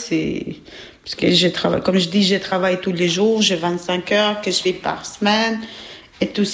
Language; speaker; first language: French; non-native, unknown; Albanian